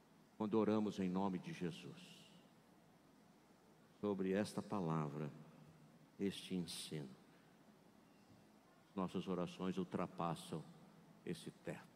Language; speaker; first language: Portuguese; native; Portuguese